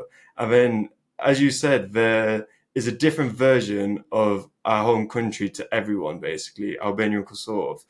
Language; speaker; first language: English; early bilingual, other home language; Albanian